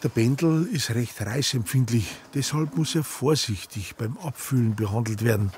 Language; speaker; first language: German; native; German